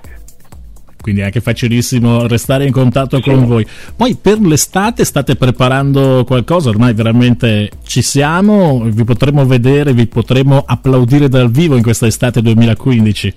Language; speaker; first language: Italian; native; Italian